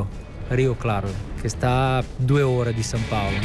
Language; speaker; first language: Italian; native; Italian